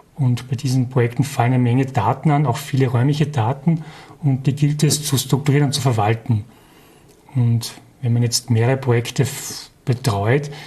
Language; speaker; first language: German; native; German